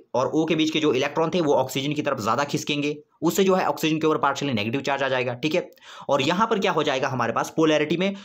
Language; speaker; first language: Hindi; native; Hindi